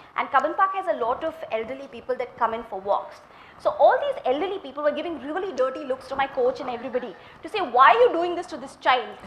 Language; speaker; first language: English; non-native, local second language; Malayalam